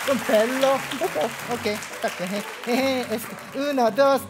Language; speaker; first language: Spanish; non-native, learner; Japanese